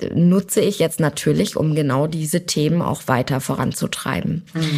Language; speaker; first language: German; native; German